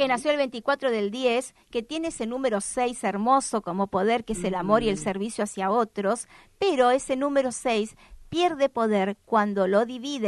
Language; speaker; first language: Spanish; native; Spanish